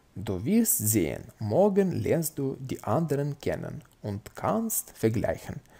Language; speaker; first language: German; non-native, fluent; Russian